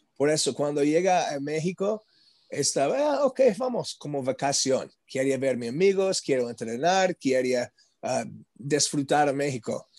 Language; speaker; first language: Spanish; non-native, learner; English